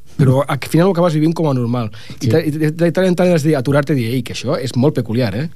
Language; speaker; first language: Catalan; non-native, local second language; Spanish